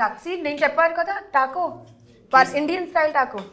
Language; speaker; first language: Telugu; non-native, local second language; Hindi